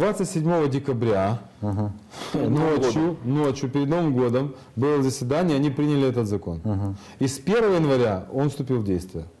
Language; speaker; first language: Russian; native; Russian